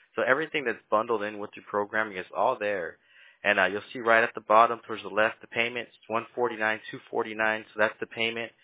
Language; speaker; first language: English; early bilingual, other home language; Spanish